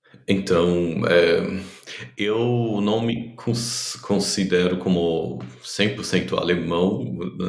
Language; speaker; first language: Portuguese; non-native, fluent; German